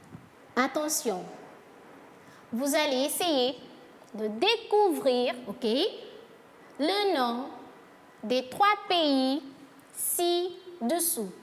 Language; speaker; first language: French; non-native, fluent; Portuguese